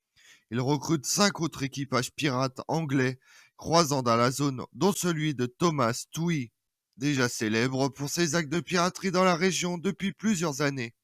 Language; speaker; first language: French; native; French